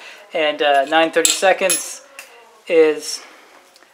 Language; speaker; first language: English; native; English